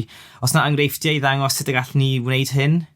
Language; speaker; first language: Welsh; native; Welsh